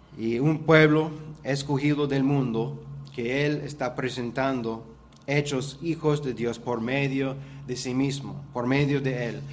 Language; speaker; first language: Spanish; non-native, fluent; English